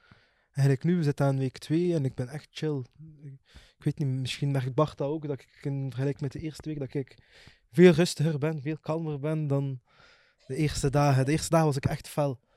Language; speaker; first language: Dutch; early bilingual, other home language; Arabic